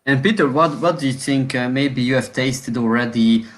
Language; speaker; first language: English; non-native, fluent; Hungarian